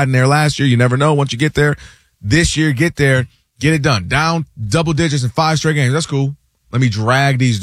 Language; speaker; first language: English; native; English